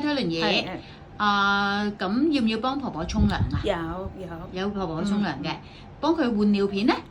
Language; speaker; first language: Cantonese; native; Cantonese